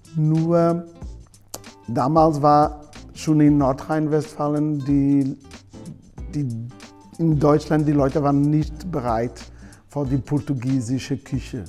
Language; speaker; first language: German; non-native, learner; Portuguese